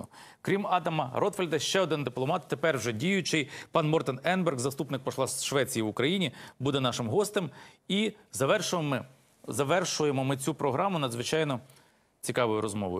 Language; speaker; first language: Ukrainian; native; Ukrainian